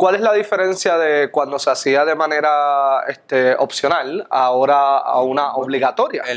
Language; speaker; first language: Spanish; native; Spanish